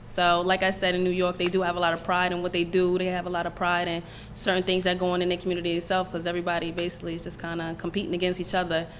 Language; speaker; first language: English; native; English